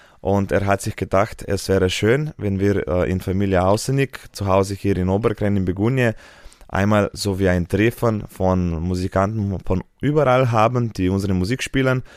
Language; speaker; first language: German; non-native, fluent; Slovenian